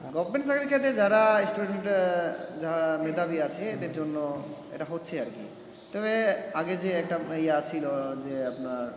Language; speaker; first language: Bangla; non-native, local second language; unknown